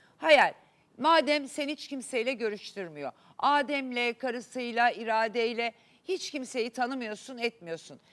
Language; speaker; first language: Turkish; native; Turkish